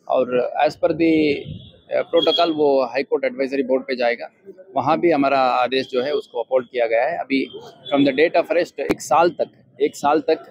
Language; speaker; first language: Hindi; non-native, local second language; Kannada